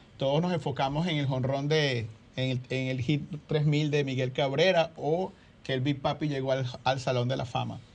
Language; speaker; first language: Spanish; native; Spanish